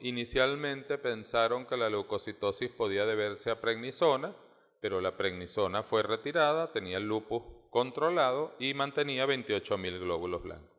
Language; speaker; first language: Spanish; native; Spanish